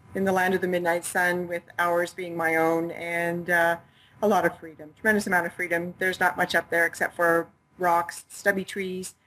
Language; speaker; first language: English; native; English